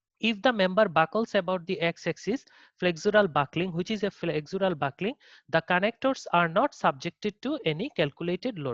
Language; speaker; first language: English; non-native, local second language; Bangla